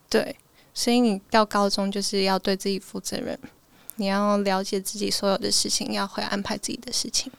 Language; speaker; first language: Chinese; early bilingual, heritage; Chinese